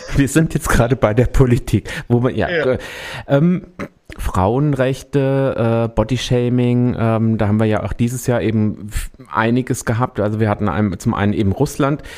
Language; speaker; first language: German; early bilingual, other home language; Spanish